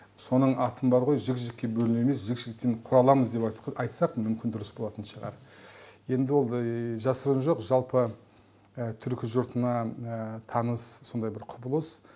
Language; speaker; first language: Kazakh; non-native, local second language; Turkish